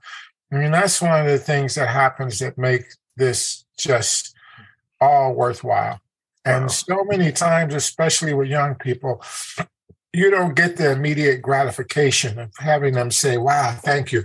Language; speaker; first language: English; native; English